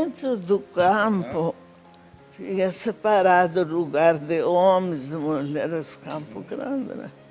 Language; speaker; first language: Portuguese; non-native, fluent; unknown